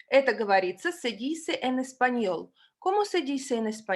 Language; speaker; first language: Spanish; non-native, fluent; Russian